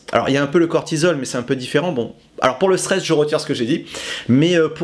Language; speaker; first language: French; native; French